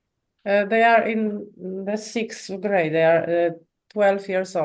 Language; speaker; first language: English; non-native, fluent; Polish